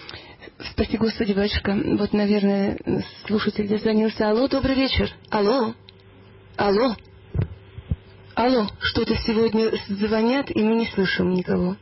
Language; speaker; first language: Russian; native; Russian